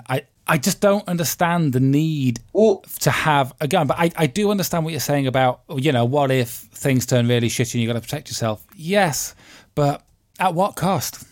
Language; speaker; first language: English; native; English